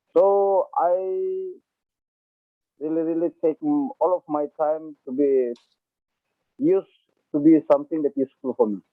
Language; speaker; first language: English; non-native, learner; Indonesian